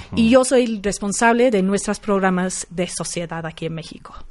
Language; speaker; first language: Spanish; non-native, fluent; English